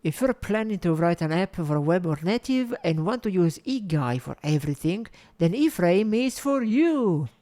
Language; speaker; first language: English; non-native, fluent; Italian